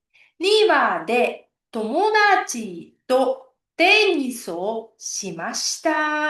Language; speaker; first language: Japanese; non-native, learner; Uzbek